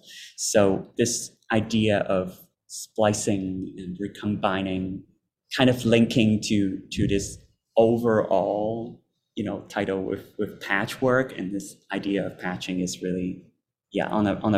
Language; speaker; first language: English; non-native, local second language; Cantonese